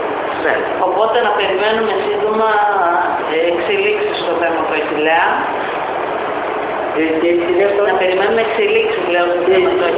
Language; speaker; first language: Greek; native; Greek